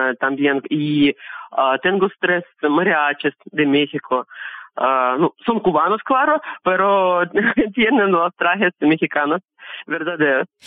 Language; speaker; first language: Spanish; non-native, learner; Russian